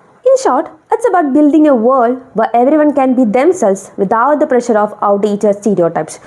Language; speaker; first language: English; non-native, local second language; Malayalam